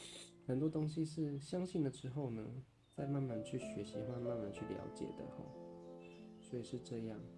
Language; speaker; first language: Chinese; native; Chinese